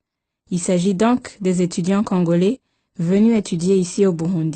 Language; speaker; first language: French; non-native, local second language; Rundi